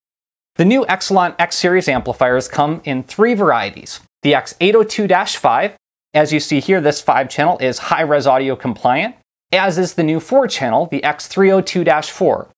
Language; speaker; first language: English; native; English